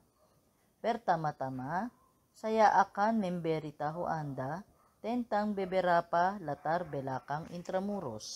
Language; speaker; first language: Indonesian; non-native, learner; Filipino